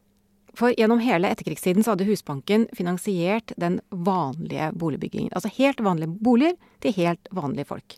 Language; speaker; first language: Norwegian; native; Norwegian